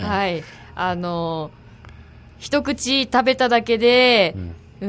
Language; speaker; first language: Japanese; non-native, learner; Korean